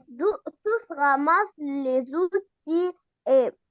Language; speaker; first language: French; non-native, learner; Arabic